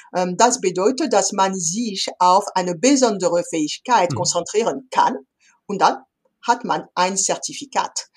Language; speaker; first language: German; non-native, fluent; French